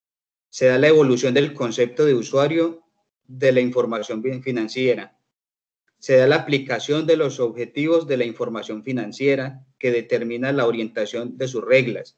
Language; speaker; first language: Spanish; native; Spanish